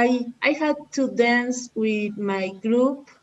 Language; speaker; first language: English; non-native, learner; Spanish